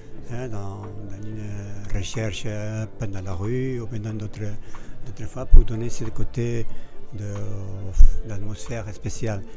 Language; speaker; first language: French; non-native, fluent; Spanish